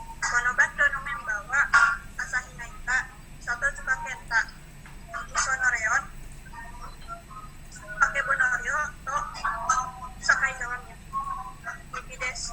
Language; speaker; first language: Japanese; non-native, learner; Indonesian